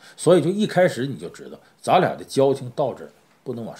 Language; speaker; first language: Chinese; native; Chinese